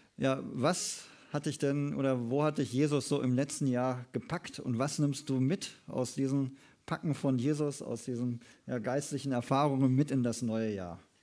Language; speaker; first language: German; native; German